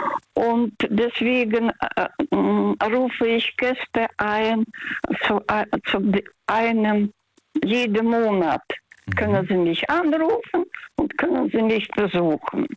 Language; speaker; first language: German; non-native, fluent; Russian